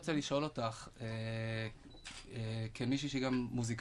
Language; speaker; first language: Hebrew; native; Hebrew